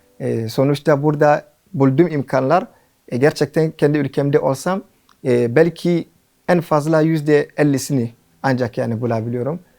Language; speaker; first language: Turkish; non-native, fluent; Hausa